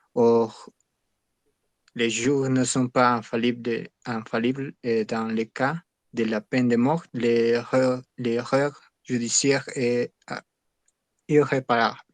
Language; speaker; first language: French; non-native, learner; Spanish